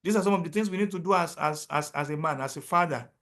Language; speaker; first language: English; non-native, local second language; Yoruba